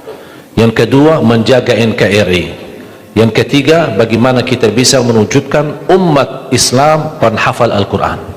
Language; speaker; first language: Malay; non-native, fluent; Arabic